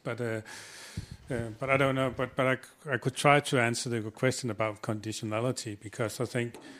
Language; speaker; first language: English; non-native, fluent; Danish